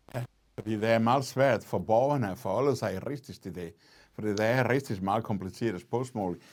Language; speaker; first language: Danish; non-native, fluent; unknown